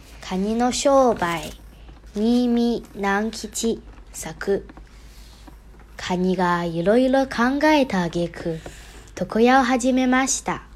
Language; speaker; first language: Japanese; non-native, learner; Chinese